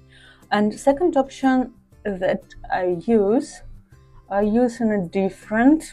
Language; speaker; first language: English; non-native, fluent; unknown